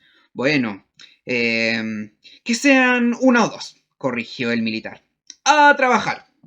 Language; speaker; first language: Spanish; native; Spanish